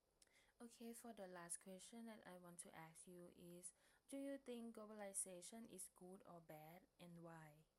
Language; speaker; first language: English; non-native, learner; Thai